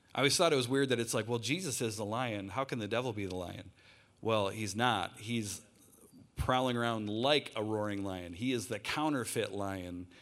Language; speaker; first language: English; native; English